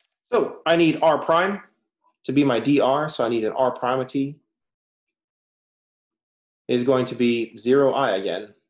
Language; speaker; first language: English; native; English